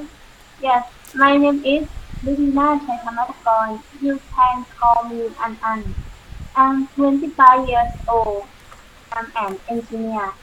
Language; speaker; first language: English; non-native, learner; Thai